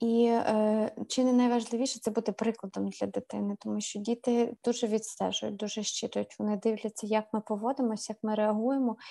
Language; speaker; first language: Ukrainian; native; Ukrainian